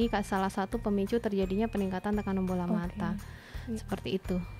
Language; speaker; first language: Indonesian; native; Indonesian